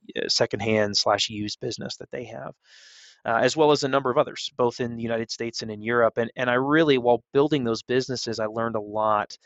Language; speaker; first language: English; native; English